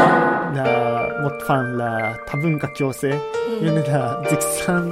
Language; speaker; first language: Vietnamese; non-native, learner; Japanese